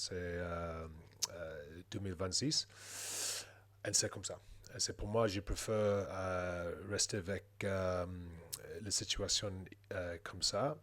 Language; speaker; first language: French; non-native, learner; English